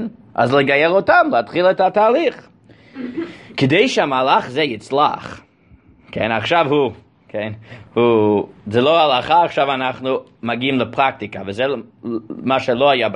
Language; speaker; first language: Hebrew; non-native, fluent; English